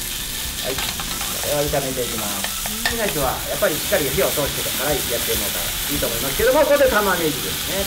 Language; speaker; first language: Japanese; native; Japanese